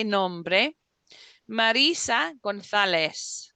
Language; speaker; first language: Spanish; non-native, fluent; English